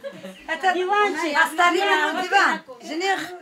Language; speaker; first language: Russian; non-native, local second language; Persian